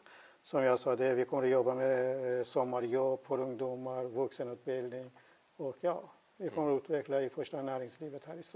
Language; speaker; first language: Swedish; non-native, fluent; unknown